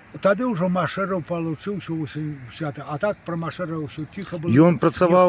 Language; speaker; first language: Belarusian; native; Belarusian